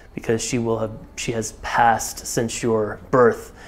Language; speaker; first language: English; native; English